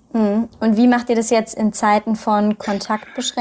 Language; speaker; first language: German; native; German